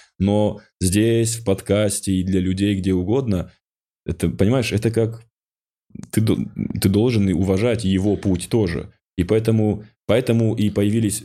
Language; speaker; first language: Russian; non-native, local second language; Ossetic